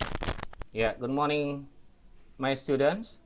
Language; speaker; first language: English; non-native, learner; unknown